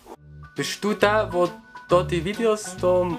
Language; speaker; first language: German; native; German